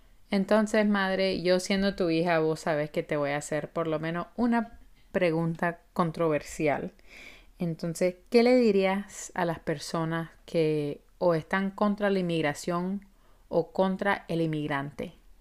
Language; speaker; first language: Spanish; early bilingual, heritage; Spanish